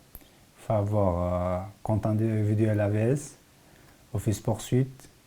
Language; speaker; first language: French; non-native, fluent; Persian